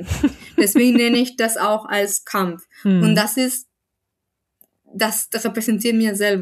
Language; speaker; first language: German; non-native, fluent; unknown